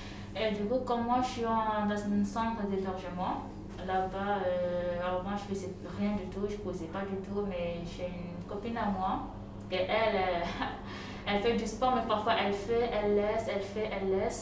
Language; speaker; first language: French; non-native, fluent; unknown